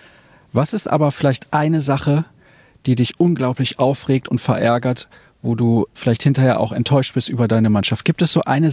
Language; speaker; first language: German; native; German